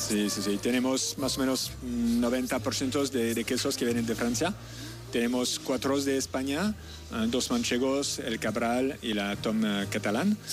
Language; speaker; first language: Spanish; non-native, learner; French